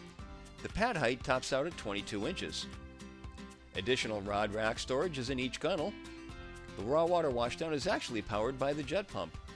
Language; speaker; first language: English; native; English